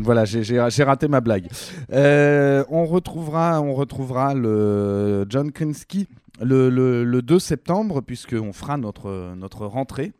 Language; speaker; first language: French; native; French